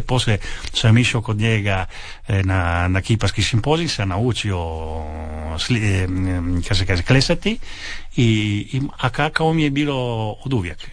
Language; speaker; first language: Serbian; non-native, fluent; Italian